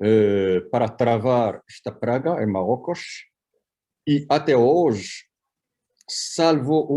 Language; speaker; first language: Portuguese; non-native, fluent; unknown